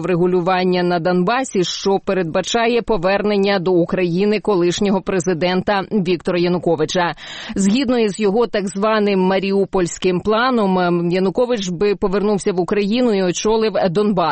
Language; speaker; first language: Ukrainian; native; Ukrainian